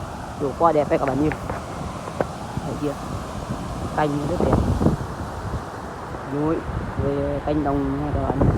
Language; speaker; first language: Vietnamese; non-native, local second language; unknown